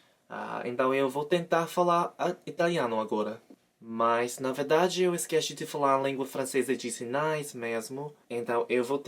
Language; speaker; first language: Portuguese; non-native, learner; English